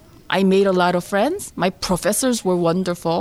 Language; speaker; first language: English; non-native, fluent; Korean